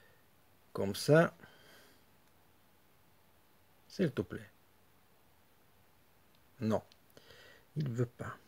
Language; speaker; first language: French; non-native, fluent; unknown